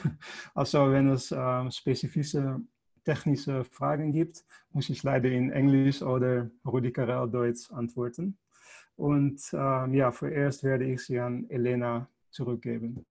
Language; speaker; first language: German; non-native, fluent; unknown